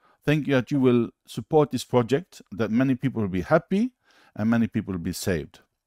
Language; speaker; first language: English; non-native, fluent; Norwegian